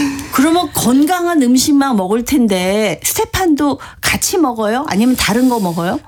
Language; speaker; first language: Korean; native; Korean